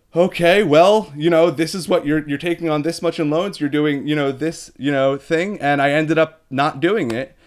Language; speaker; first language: English; native; English